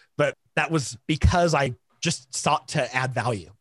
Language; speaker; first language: English; native; English